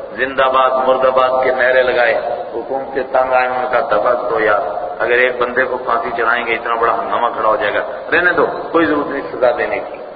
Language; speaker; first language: Urdu; non-native, local second language; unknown